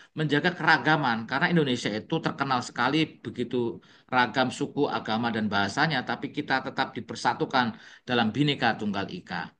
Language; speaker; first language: Indonesian; native; Indonesian